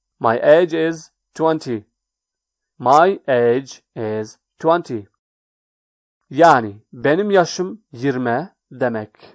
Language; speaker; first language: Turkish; non-native, learner; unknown